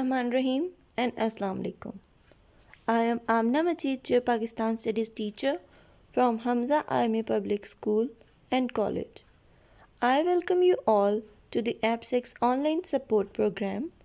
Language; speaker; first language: English; non-native, local second language; Urdu